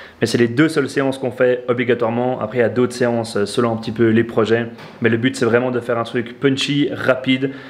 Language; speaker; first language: French; native; French